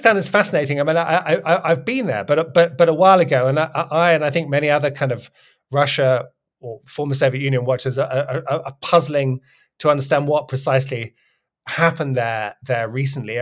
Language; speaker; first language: English; native; English